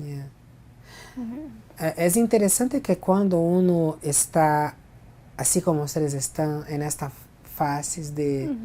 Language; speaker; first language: Spanish; non-native, fluent; Portuguese